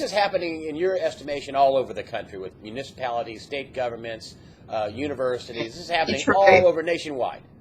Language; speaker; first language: English; native; English